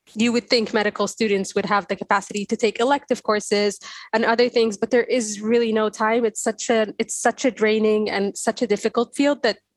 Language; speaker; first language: English; non-native, fluent; Arabic